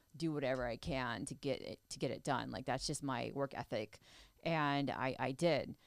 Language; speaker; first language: English; native; English